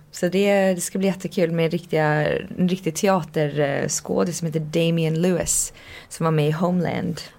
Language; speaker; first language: Swedish; early bilingual, heritage; Swedish